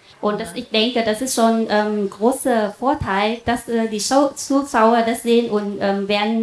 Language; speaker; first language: German; non-native, fluent; Vietnamese